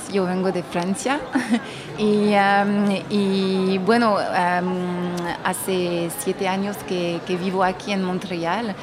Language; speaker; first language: Spanish; non-native, fluent; French